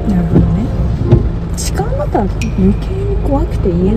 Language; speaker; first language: Japanese; non-native, fluent; Korean